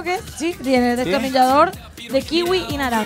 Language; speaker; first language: Spanish; native; Spanish